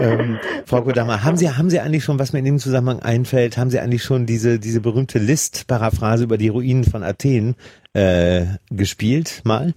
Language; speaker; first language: German; native; German